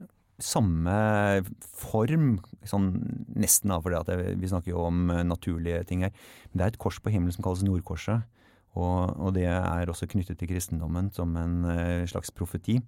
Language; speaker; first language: Norwegian; native; Norwegian